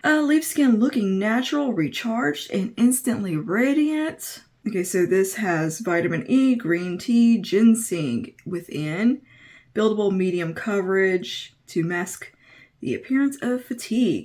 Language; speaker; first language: English; native; English